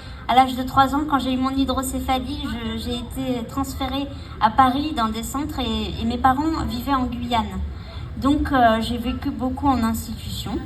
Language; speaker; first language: French; native; French